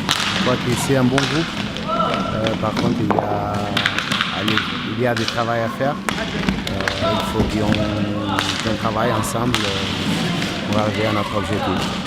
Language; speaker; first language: French; non-native, learner; Portuguese